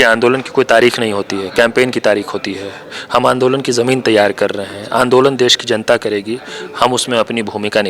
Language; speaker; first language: Hindi; native; Hindi